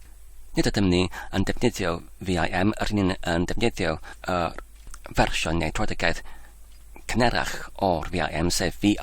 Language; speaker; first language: Welsh; non-native, fluent; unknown